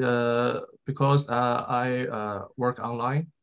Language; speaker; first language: English; non-native, fluent; Chinese